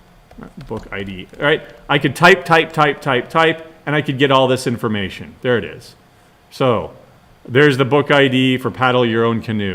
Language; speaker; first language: English; native; English